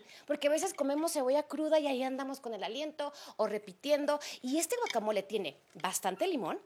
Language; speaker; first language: Spanish; native; Spanish